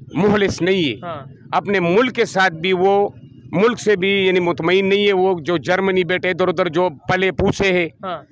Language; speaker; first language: Urdu; native; Urdu